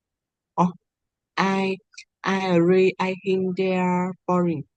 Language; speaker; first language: English; non-native, learner; Vietnamese